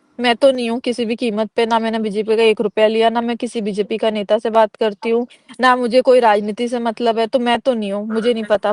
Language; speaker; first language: Hindi; native; Hindi